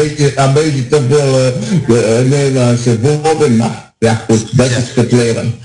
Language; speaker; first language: Dutch; non-native, learner; Croatian